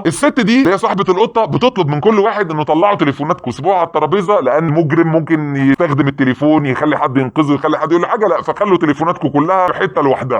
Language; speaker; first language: Arabic; native; Arabic